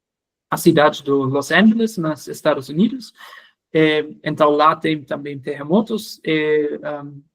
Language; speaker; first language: Portuguese; non-native, fluent; German